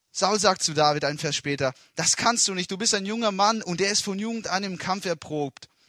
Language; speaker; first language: German; non-native, fluent; Italian